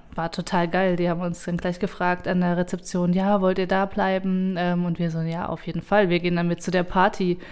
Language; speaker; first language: German; native; German